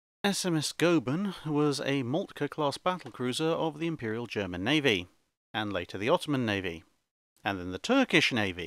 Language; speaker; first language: English; native; English